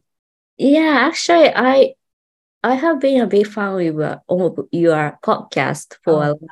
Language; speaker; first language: English; non-native, learner; Japanese